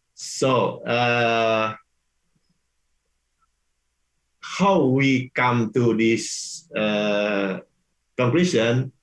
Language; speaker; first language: English; non-native, learner; Indonesian